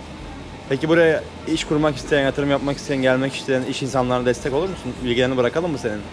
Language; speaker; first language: Turkish; native; Turkish